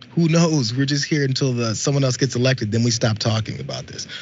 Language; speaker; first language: English; native; English